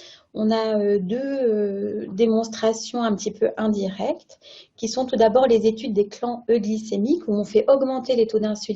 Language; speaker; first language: French; native; French